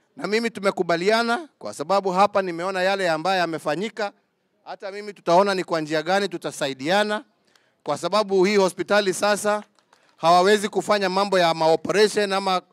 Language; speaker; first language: Swahili; non-native, local second language; Kikuyu